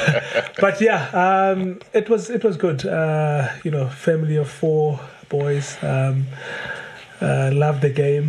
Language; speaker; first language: English; non-native, local second language; Xhosa